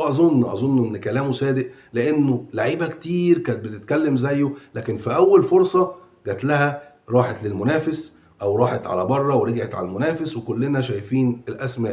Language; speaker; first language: Arabic; native; Arabic